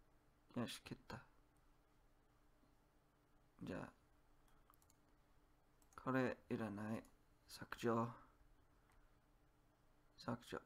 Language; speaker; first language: Japanese; non-native, learner; English